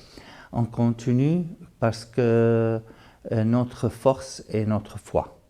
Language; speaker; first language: French; non-native, fluent; Arabic